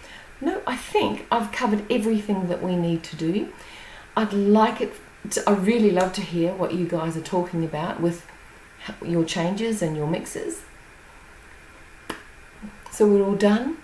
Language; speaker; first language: English; native; English